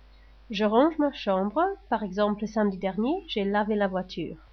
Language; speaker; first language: French; non-native, learner; English